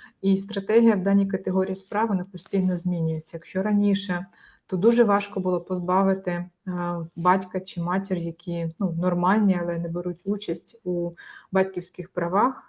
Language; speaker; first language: Ukrainian; native; Ukrainian